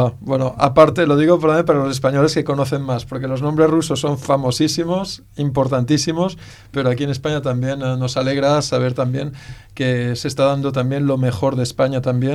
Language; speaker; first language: Spanish; native; Spanish